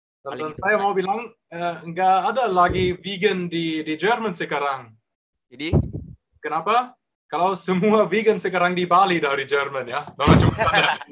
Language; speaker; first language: Indonesian; non-native, learner; German